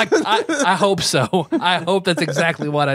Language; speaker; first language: English; native; English